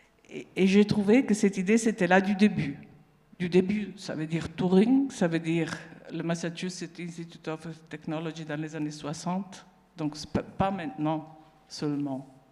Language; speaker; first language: French; non-native, fluent; Italian